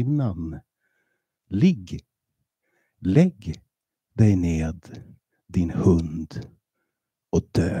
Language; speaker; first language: Swedish; native; Swedish